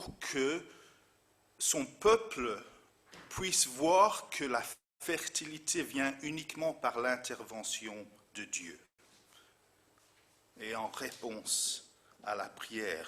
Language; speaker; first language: French; non-native, fluent; English